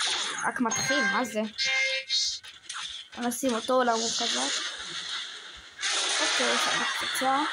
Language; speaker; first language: Hebrew; native; Hebrew